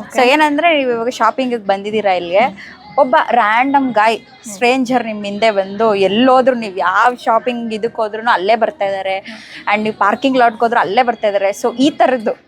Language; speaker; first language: Kannada; native; Kannada